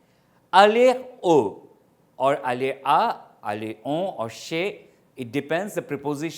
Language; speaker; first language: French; non-native, fluent; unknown